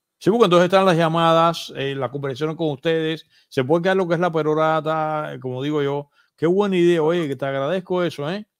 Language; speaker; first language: Spanish; native; Spanish